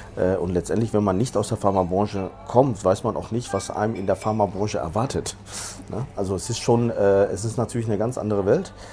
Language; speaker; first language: German; early bilingual, other home language; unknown